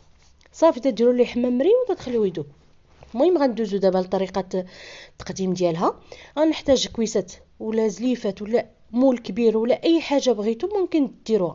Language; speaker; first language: Arabic; native; Arabic